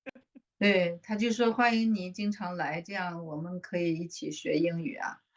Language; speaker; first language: Chinese; native; Chinese